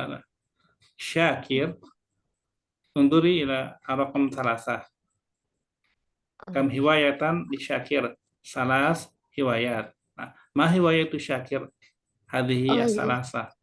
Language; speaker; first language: Arabic; non-native, fluent; Indonesian